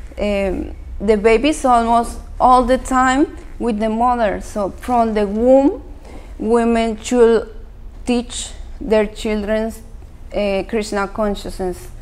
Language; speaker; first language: English; non-native, fluent; Spanish